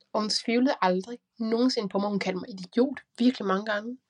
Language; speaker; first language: Danish; native; Danish